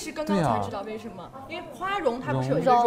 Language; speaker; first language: Chinese; native; Chinese